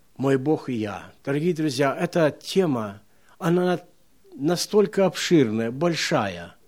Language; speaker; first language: Russian; non-native, local second language; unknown